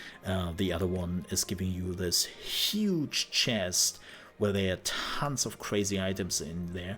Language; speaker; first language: English; non-native, fluent; German